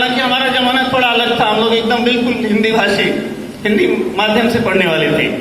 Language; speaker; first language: Hindi; native; Hindi